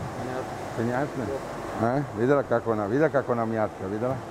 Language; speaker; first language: Russian; non-native, learner; Italian